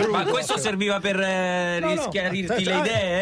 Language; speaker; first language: Italian; native; Italian